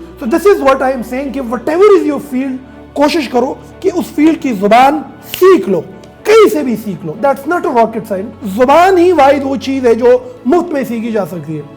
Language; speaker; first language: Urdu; non-native, local second language; Pashto